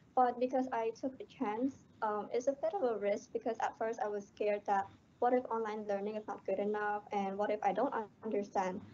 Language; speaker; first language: English; non-native, fluent; Indonesian